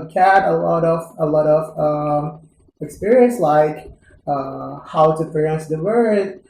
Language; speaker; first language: English; non-native, learner; Indonesian